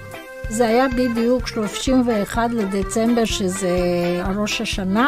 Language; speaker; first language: Hebrew; non-native, fluent; Romanian